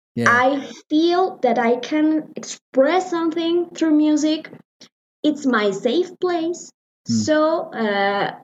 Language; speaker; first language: English; non-native, learner; Spanish